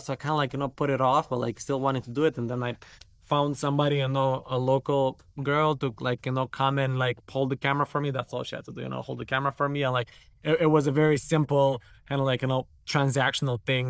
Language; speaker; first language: English; non-native, fluent; Romanian